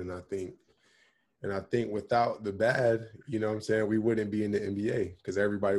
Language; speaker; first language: English; native; English